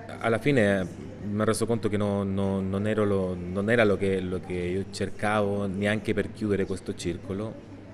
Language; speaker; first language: Italian; non-native, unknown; Spanish